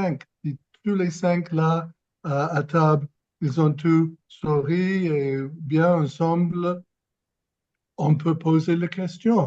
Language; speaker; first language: French; non-native, fluent; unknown